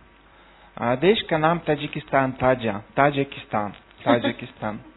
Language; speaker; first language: Hindi; non-native, learner; Russian